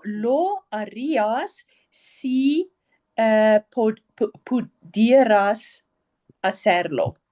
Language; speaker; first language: Spanish; non-native, learner; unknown